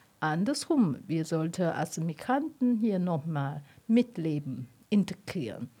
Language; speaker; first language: German; non-native, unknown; Chinese